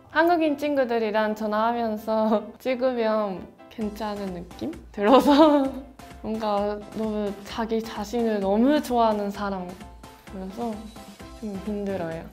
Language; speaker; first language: Korean; non-native, fluent; Japanese